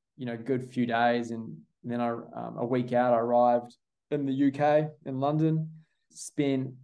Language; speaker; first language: English; native; English